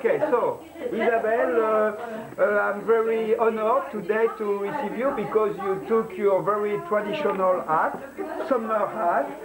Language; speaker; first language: English; non-native, learner; French